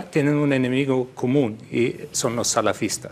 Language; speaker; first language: Spanish; non-native, fluent; German